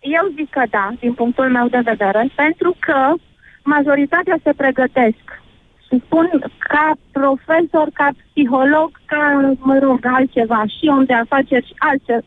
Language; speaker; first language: Romanian; native; Romanian